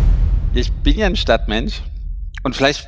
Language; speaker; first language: German; native; German